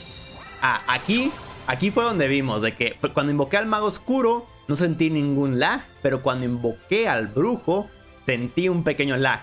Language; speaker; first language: Spanish; native; Spanish